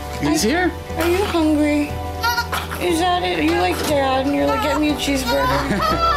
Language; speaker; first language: English; native; English